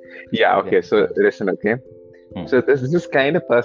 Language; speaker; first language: English; early bilingual, other home language; Malayalam